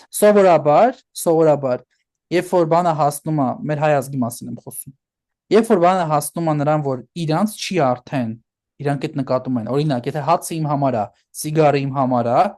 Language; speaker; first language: Armenian; early bilingual, heritage; Armenian